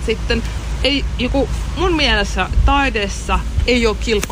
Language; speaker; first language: Finnish; non-native, fluent; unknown